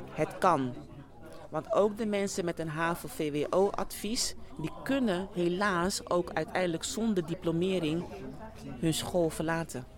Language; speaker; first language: Dutch; early bilingual, other home language; Sranan Tongo